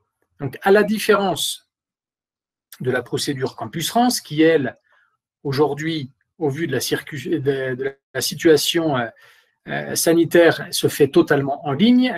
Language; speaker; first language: French; native; French